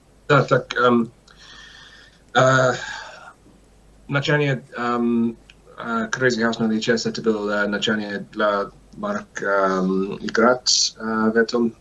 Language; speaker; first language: Russian; non-native, learner; English